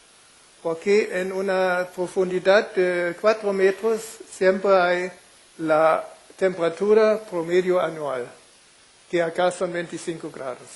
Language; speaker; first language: Spanish; non-native, fluent; German